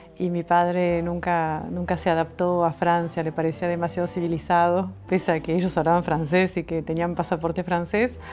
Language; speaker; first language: Spanish; non-native, fluent; French